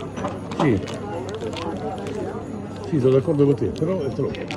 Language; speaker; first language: Italian; native; Italian